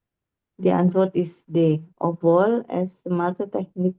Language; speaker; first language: German; non-native, learner; Indonesian